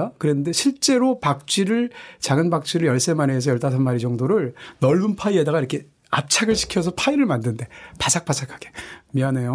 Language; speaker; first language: Korean; native; Korean